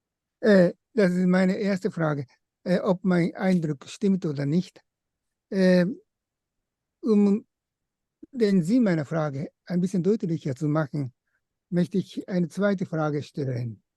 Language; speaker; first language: German; non-native, fluent; Japanese